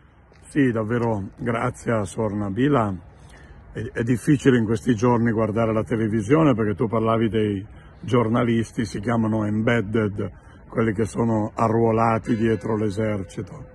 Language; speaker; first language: Italian; native; Italian